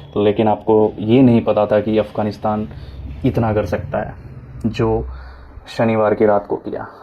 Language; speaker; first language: Hindi; native; Hindi